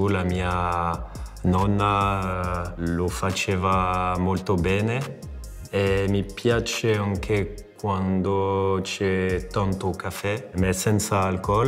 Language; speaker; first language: Italian; non-native, fluent; French